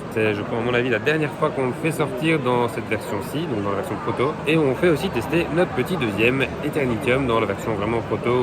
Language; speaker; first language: French; native; French